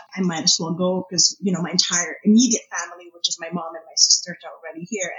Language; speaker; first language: English; non-native, local second language; Filipino